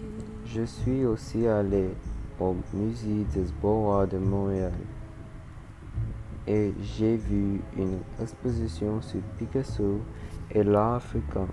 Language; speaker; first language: French; non-native, learner; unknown